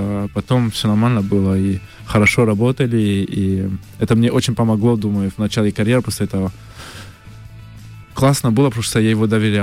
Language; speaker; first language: Russian; early bilingual, heritage; French